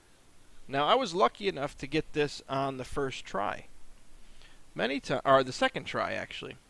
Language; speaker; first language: English; native; English